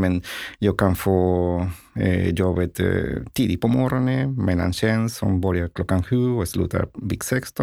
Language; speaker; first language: Swedish; non-native, learner; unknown